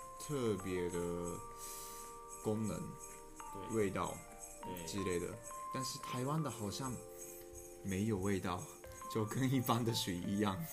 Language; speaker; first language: Chinese; non-native, learner; Japanese